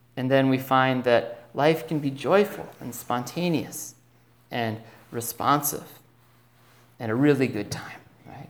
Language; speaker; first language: English; native; English